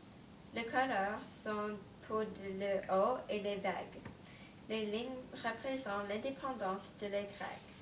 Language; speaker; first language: French; non-native, learner; English